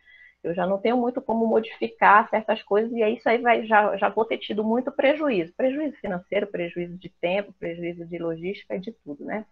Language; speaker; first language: Portuguese; native; Portuguese